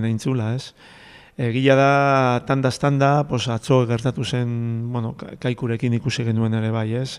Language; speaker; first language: Basque; native; Basque